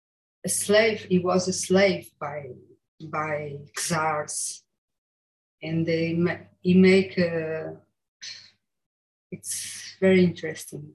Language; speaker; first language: English; non-native, learner; Portuguese